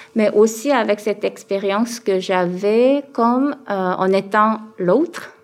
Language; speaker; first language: French; early bilingual, other home language; Korean